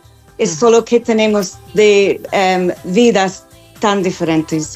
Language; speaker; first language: Spanish; non-native, fluent; English